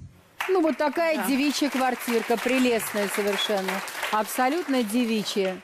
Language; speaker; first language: Russian; native; Russian